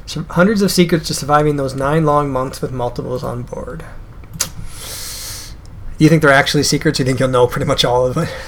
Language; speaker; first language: English; native; English